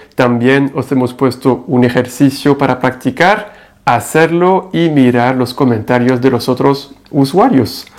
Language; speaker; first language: Spanish; non-native, fluent; French